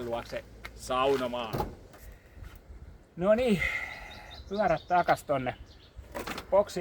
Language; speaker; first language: Finnish; native; Finnish